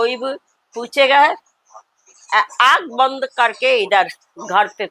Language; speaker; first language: Hindi; non-native, local second language; Bangla